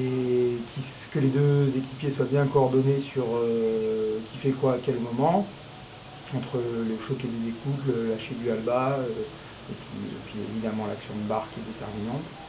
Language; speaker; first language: French; native; French